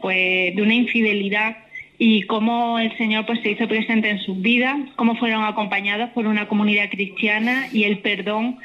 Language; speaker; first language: Spanish; native; Spanish